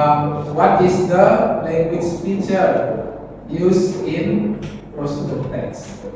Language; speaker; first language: English; non-native, learner; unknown